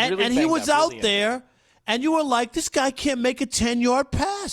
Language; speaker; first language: English; native; English